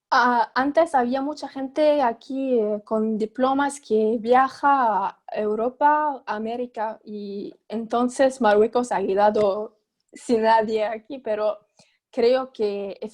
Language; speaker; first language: Spanish; non-native, fluent; Arabic